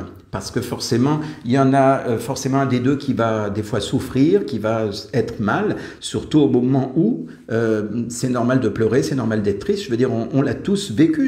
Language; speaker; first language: French; native; French